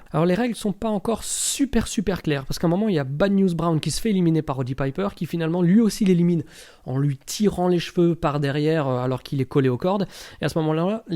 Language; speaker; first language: French; native; French